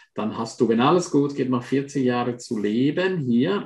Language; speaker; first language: German; non-native, fluent; Romansh